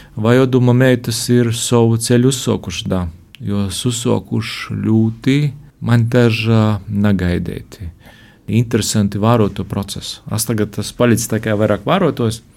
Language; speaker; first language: Latvian; native; Latvian